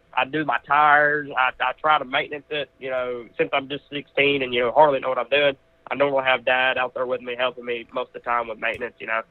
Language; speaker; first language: English; native; English